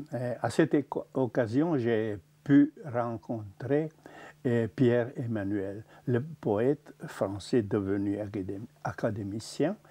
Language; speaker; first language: French; non-native, fluent; Czech